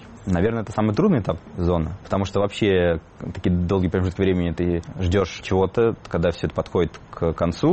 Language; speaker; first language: Russian; native; Russian